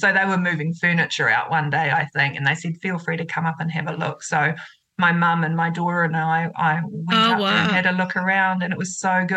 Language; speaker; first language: English; native; English